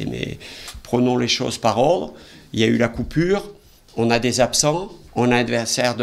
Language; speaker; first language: French; native; French